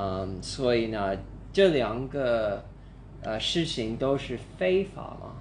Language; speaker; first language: Chinese; non-native, fluent; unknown